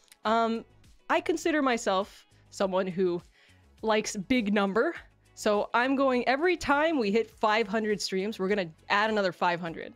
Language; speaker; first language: English; native; English